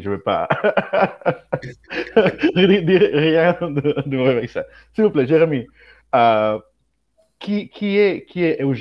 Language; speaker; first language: French; non-native, fluent; Spanish